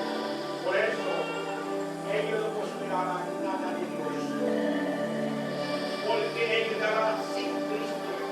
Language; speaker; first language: Spanish; non-native, learner; Haitian Creole